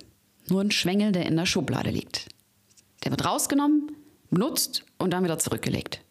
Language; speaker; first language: German; native; German